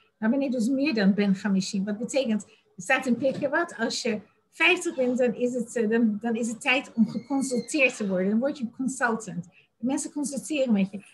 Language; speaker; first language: Dutch; native; Dutch